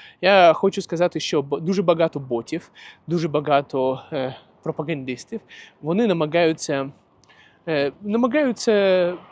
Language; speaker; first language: Ukrainian; non-native, local second language; Russian